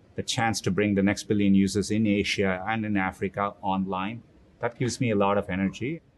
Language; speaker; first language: English; non-native, local second language; Tamil